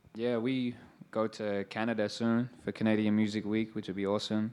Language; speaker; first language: English; native; English